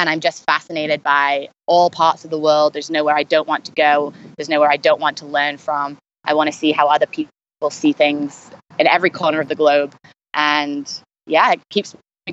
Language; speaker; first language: English; native; English